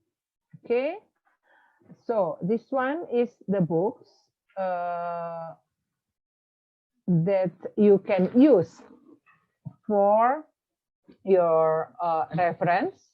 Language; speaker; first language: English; non-native, fluent; Indonesian